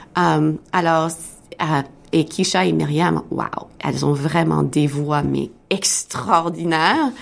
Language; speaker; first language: French; native; French